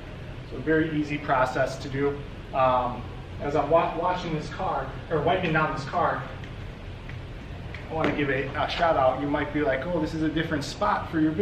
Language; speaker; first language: English; native; English